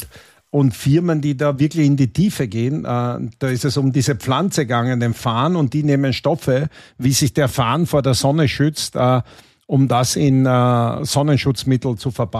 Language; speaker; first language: German; native; German